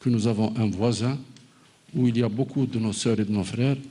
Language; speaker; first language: French; non-native, local second language; Arabic